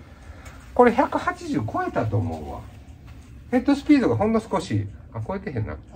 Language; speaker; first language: Japanese; native; Japanese